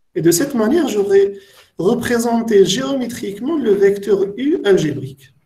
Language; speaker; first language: French; non-native, local second language; Arabic